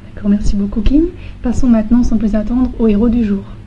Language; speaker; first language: French; native; French